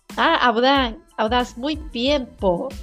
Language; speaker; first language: Spanish; non-native, learner; Chinese